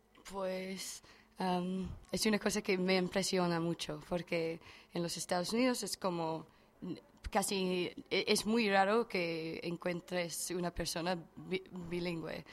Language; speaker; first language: Spanish; non-native, fluent; English